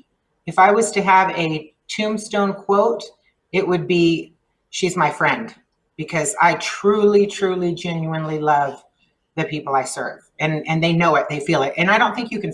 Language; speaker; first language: English; early bilingual, other home language; Spanish